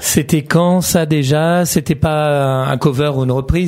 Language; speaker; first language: French; native; French